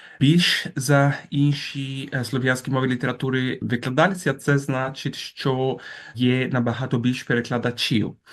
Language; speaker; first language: Ukrainian; non-native, fluent; Italian